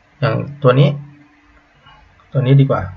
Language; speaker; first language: Thai; native; Thai